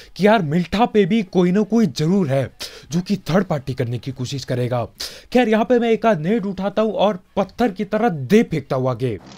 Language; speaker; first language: Hindi; native; Hindi